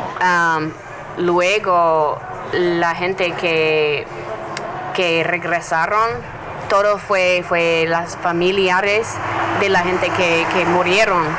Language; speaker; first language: Spanish; non-native, learner; English